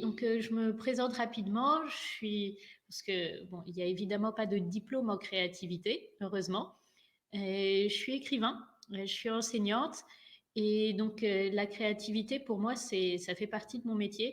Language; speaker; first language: French; native; French